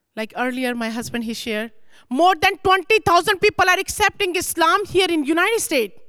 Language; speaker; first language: English; non-native, local second language; Punjabi